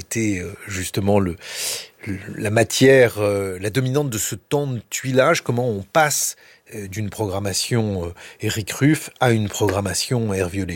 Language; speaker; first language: French; native; French